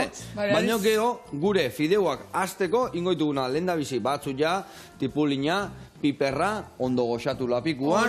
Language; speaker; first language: Basque; native; Basque